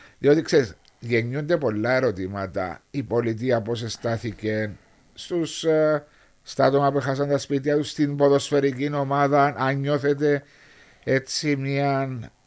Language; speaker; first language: Greek; native; Greek